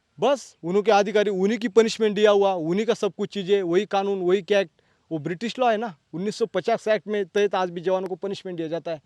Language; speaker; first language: Hindi; non-native, local second language; Marathi